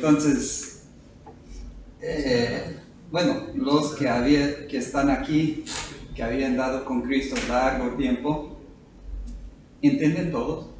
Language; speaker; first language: Spanish; non-native, fluent; English